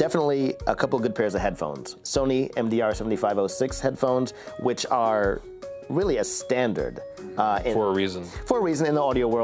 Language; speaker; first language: English; native; English